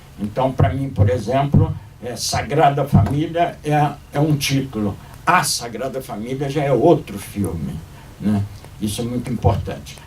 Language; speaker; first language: Portuguese; native; Portuguese